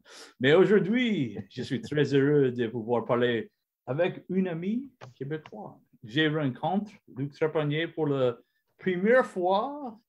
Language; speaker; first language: French; non-native, learner; English